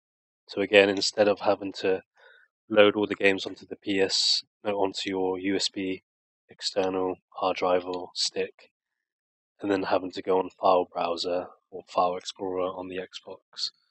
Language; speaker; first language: English; native; English